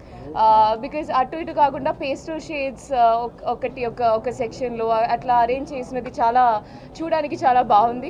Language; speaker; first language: Telugu; non-native, fluent; Hindi